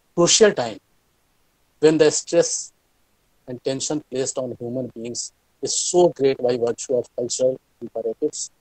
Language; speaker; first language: English; non-native, local second language; Hindi